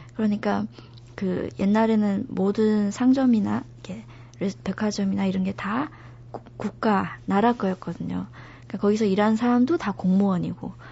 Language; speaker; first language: Korean; non-native, fluent; Chinese